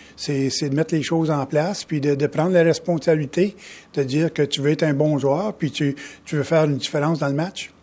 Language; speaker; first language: French; native; French